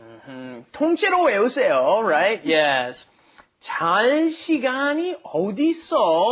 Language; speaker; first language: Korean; non-native, fluent; English